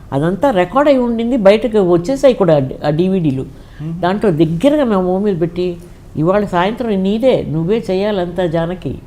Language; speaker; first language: Telugu; native; Telugu